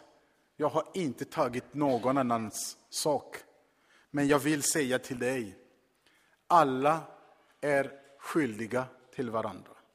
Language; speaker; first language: Swedish; non-native, fluent; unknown